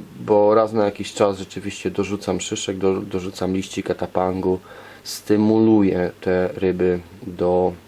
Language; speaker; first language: Polish; native; Polish